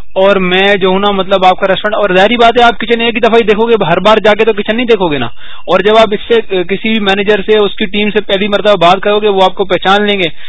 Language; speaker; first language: Urdu; native; Urdu